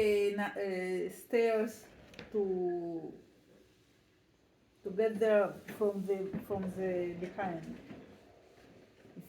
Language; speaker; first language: English; non-native, learner; Russian